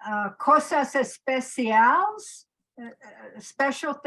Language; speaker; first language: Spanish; non-native, learner; English